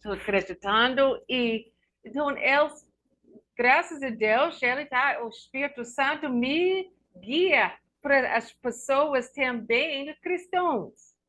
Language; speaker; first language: Portuguese; non-native, learner; English